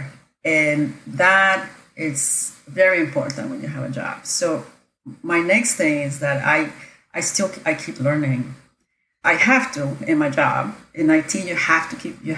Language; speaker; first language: English; non-native, fluent; Spanish